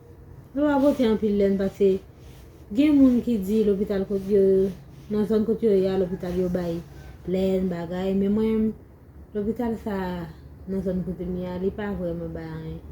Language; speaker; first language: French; non-native, learner; Haitian Creole